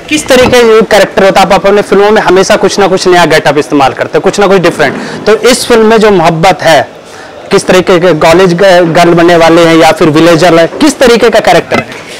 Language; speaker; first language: Hindi; native; Hindi